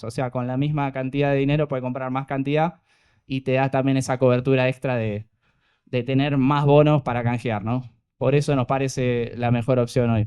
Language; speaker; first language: Spanish; native; Spanish